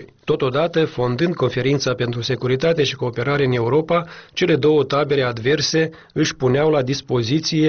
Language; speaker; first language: Romanian; native; Romanian